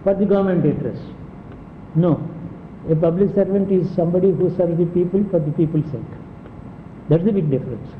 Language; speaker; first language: English; non-native, local second language; Telugu